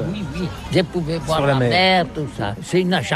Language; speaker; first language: French; non-native, learner; Catalan